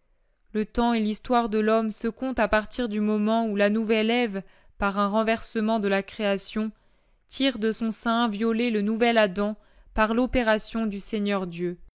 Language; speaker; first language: French; native; French